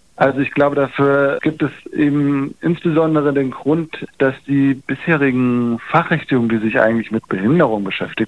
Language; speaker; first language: German; native; German